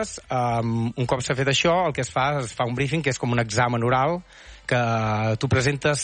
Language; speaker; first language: Catalan; native; Catalan